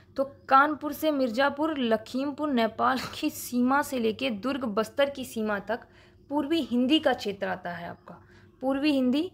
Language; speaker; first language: Hindi; native; Hindi